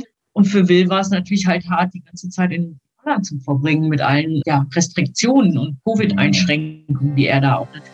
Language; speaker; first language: German; native; German